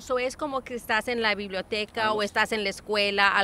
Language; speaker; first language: Spanish; early bilingual, heritage; Spanish